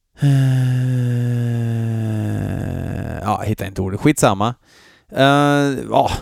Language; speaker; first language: Swedish; native; Swedish